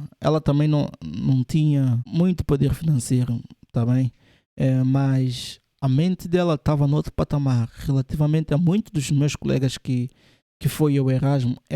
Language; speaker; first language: Portuguese; native; Portuguese